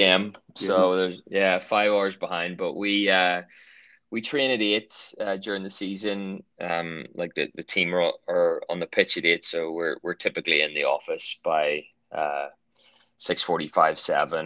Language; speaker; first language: English; native; English